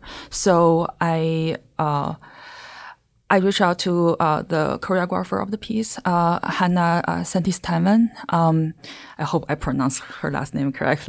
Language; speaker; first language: English; non-native, fluent; Chinese